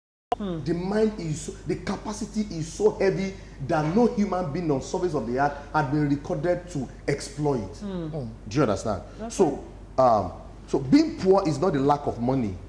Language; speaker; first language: English; non-native, local second language; Yoruba